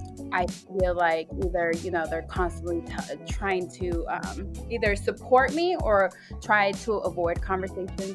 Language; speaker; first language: English; early bilingual, other home language; Spanish